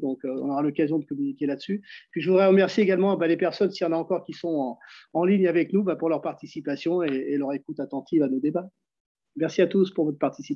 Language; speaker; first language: French; native; French